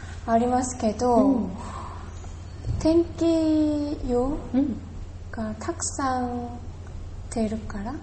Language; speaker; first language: Japanese; non-native, learner; Korean